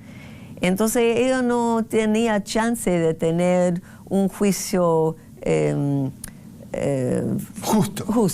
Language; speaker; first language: Spanish; non-native, fluent; English